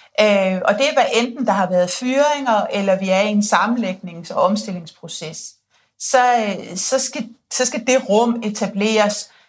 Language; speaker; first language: Danish; native; Danish